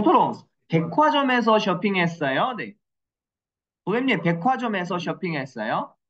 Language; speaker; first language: Korean; non-native, fluent; Kyrgyz